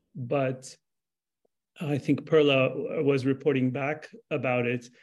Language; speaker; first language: English; early bilingual, other home language; Arabic